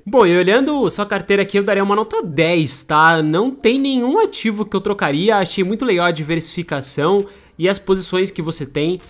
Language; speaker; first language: Portuguese; native; Portuguese